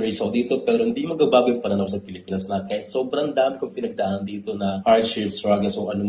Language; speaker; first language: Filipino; non-native, local second language; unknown